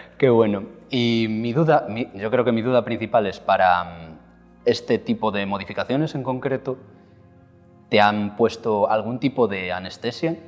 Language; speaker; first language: Spanish; native; Spanish